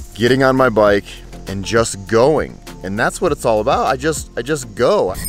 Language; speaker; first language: English; native; English